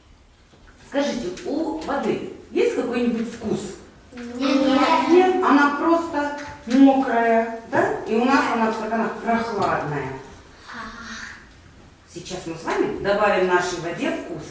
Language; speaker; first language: Russian; native; Russian